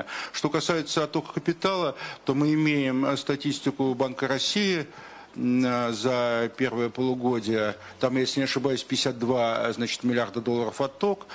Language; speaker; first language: Russian; native; Russian